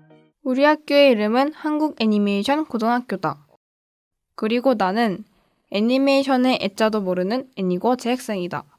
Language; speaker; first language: Korean; native; Korean